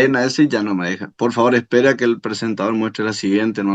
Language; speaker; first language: Spanish; native; Spanish